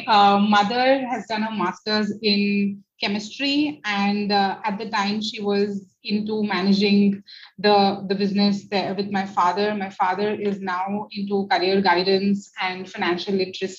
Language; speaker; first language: English; non-native, local second language; Hindi